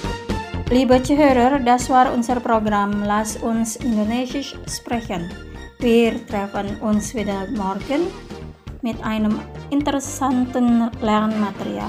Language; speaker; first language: German; non-native, fluent; Indonesian